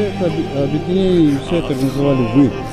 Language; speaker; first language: Russian; non-native, fluent; Mongolian